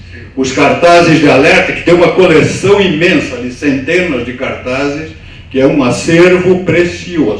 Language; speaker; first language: Portuguese; native; Portuguese